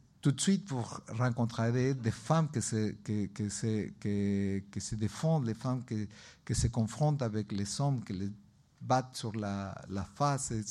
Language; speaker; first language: French; non-native, learner; Spanish